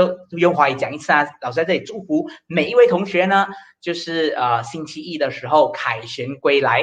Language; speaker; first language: Chinese; native; Chinese